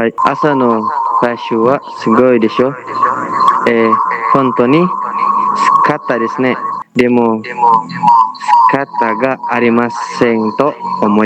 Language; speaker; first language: Japanese; non-native, learner; Indonesian